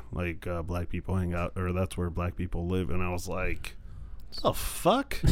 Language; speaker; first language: English; non-native, fluent; Spanish